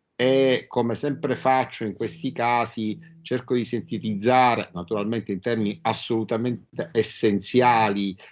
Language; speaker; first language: Italian; native; Italian